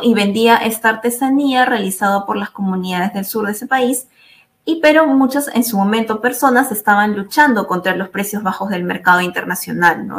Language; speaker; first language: Spanish; native; Spanish